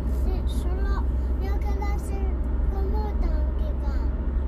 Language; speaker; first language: Spanish; early bilingual, other home language; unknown